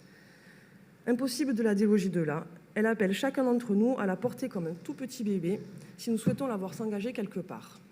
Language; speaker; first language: French; native; French